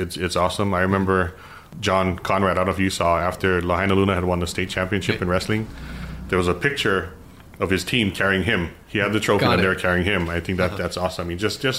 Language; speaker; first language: English; native; English